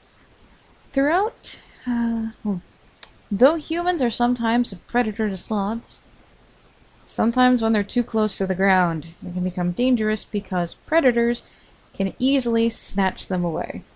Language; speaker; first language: English; native; English